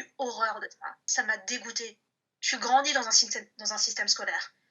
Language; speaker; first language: French; early bilingual, other home language; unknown